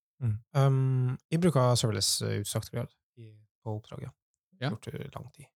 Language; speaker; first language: Norwegian; native; Norwegian